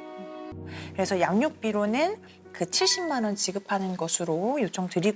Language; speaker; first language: Korean; native; Korean